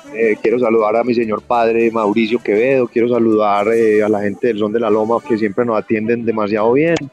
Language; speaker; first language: Spanish; native; Spanish